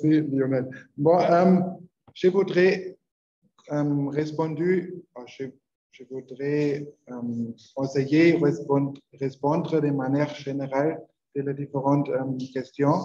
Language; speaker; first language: French; non-native, learner; Spanish